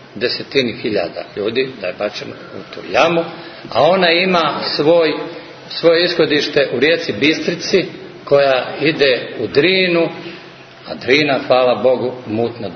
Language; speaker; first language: Serbian; native; Serbian